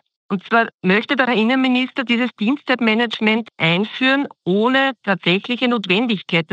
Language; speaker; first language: German; native; German